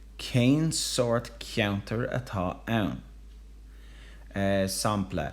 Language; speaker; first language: Irish; non-native, local second language; English